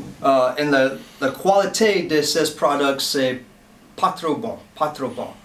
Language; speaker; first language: French; non-native, local second language; English